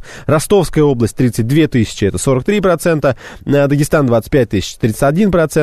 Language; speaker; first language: Russian; native; Russian